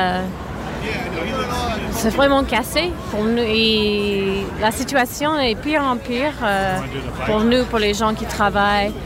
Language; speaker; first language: French; non-native, fluent; English